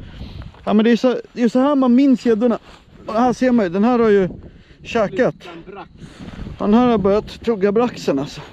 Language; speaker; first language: Swedish; native; Swedish